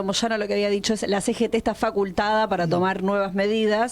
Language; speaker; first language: Spanish; native; Spanish